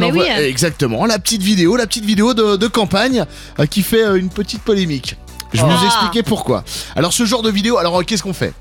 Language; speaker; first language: French; native; French